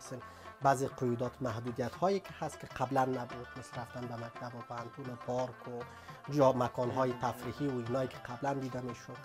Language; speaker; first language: Persian; native; Persian